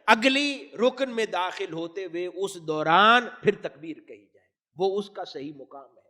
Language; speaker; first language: Urdu; native; Urdu